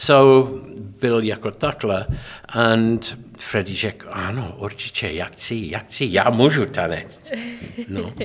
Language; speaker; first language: Czech; non-native, learner; English